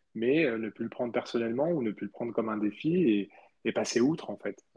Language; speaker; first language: French; early bilingual, other home language; Spanish